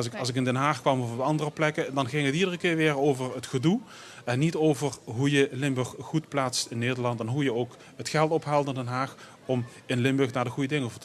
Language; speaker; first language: Dutch; native; Dutch